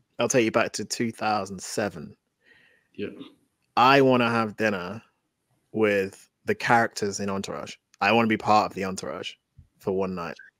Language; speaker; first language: English; native; English